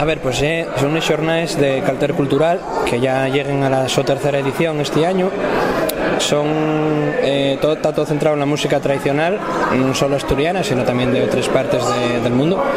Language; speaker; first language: Spanish; native; Spanish